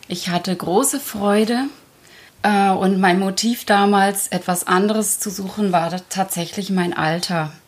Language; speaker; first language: German; early bilingual, other home language; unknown